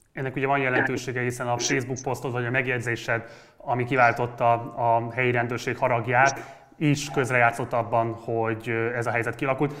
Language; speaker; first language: Hungarian; native; Hungarian